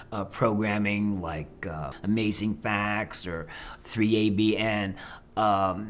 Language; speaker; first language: English; native; English